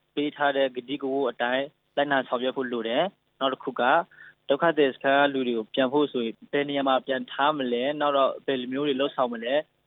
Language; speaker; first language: Burmese; non-native, local second language; S'gaw Karen